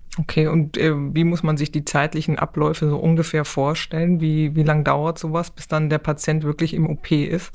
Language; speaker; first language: German; native; German